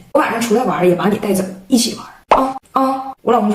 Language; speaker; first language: Chinese; native; Chinese